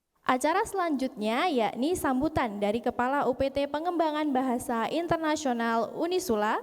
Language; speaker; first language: Indonesian; native; Indonesian